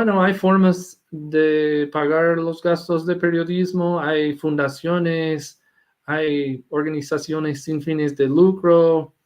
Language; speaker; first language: Spanish; non-native, fluent; English